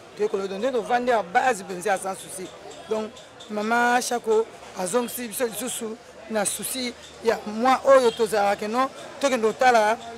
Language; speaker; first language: Lingala; native; Lingala